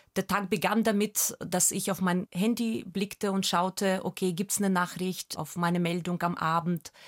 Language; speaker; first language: German; non-native, fluent; Russian